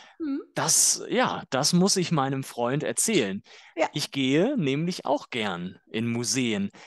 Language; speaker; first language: German; native; German